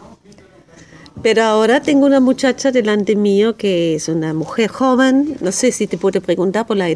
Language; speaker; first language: Spanish; native; Spanish